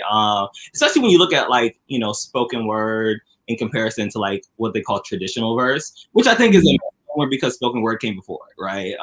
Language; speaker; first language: English; native; English